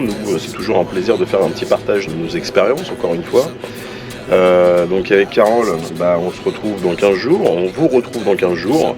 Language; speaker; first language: French; native; French